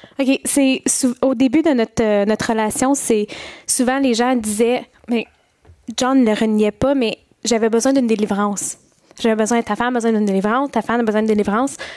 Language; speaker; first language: French; native; French